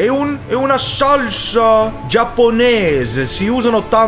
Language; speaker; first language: Italian; non-native, learner; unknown